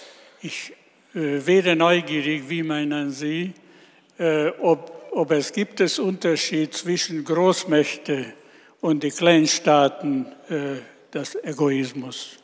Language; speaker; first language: German; non-native, learner; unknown